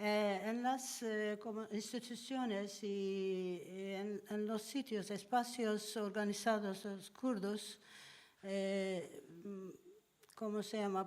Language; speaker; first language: Spanish; non-native, learner; Turkish